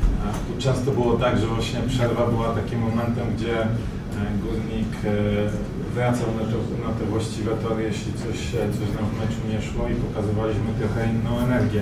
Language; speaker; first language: Polish; native; Polish